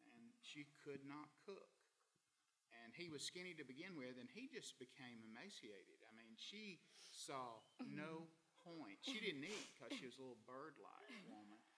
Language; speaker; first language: English; native; English